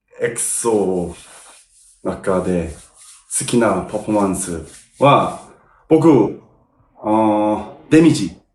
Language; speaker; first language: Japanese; non-native, learner; Korean